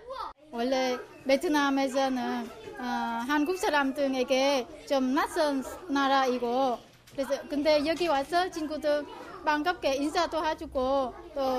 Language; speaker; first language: Korean; non-native, fluent; Vietnamese